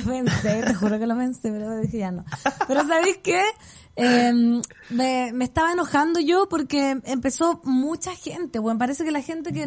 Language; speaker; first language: Spanish; native; Spanish